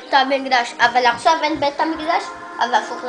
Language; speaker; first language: Hebrew; early bilingual, other home language; Spanish